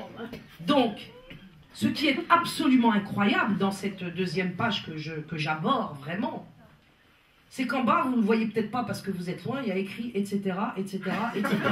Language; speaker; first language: French; native; French